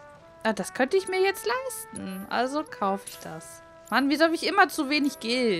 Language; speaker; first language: German; native; German